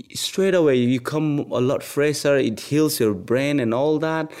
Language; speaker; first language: English; non-native, local second language; Nepali